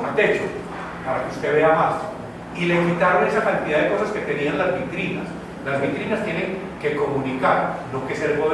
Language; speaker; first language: Spanish; native; Spanish